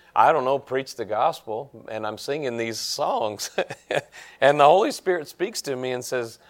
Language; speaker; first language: English; native; English